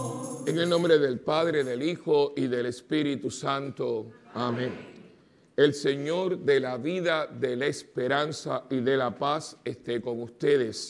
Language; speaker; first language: Spanish; native; Spanish